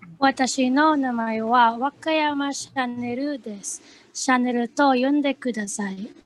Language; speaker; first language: Japanese; non-native, learner; Filipino